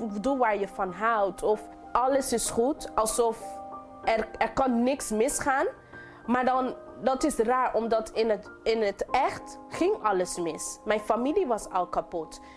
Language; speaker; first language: Dutch; non-native, local second language; English